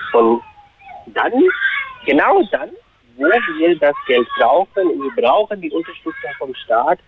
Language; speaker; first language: German; non-native, fluent; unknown